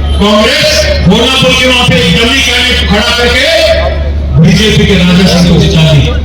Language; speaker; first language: Urdu; non-native, local second language; Telugu